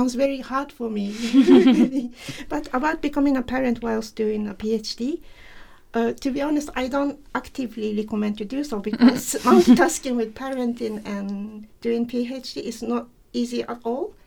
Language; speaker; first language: English; non-native, fluent; Japanese